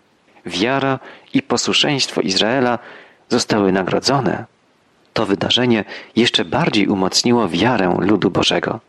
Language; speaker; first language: Polish; native; Polish